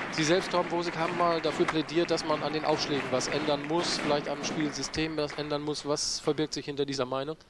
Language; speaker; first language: German; native; German